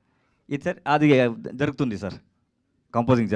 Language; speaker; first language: Telugu; non-native, learner; Kannada